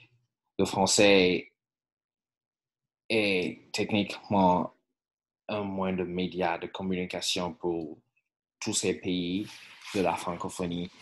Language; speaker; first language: French; non-native, fluent; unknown